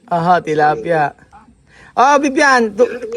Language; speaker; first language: Spanish; non-native, learner; Filipino